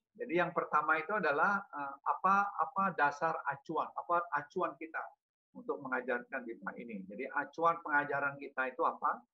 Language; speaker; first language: Indonesian; native; Indonesian